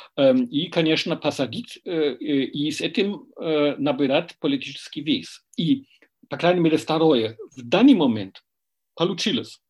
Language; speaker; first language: Russian; non-native, fluent; German